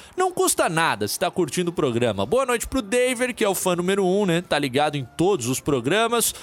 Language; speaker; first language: Portuguese; native; Portuguese